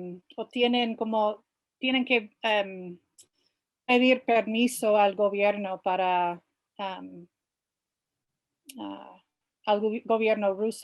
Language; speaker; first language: Spanish; non-native, fluent; English